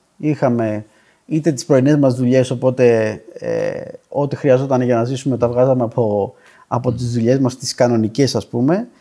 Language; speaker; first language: Greek; native; Greek